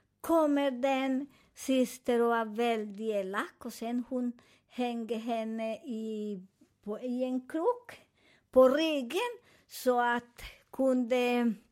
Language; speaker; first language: Swedish; non-native, fluent; Spanish